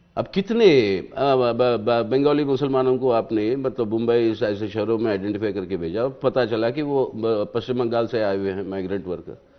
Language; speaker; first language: Hindi; non-native, local second language; Telugu